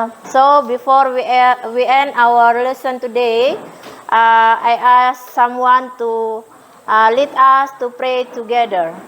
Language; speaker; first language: English; non-native, fluent; Indonesian